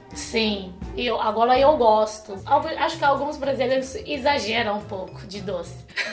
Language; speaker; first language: Portuguese; non-native, fluent; Chinese